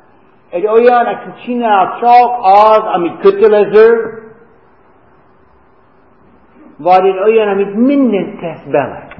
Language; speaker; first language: Hungarian; non-native, fluent; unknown